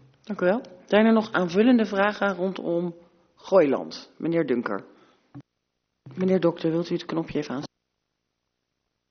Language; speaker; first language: Dutch; native; Dutch